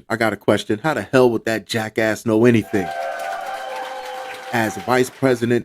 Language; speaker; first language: English; native; English